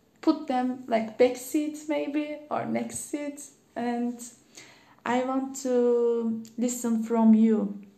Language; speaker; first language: English; non-native, learner; Turkish